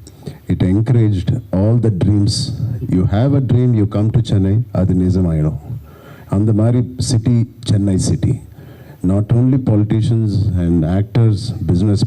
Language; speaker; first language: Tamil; non-native, learner; Telugu